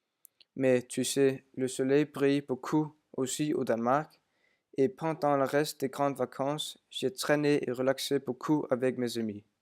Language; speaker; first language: French; non-native, learner; Danish